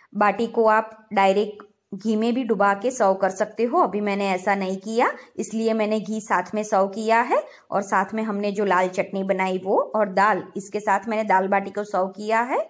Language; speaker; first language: Hindi; non-native, local second language; Gujarati